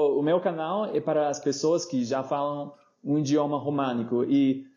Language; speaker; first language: Portuguese; non-native, fluent; English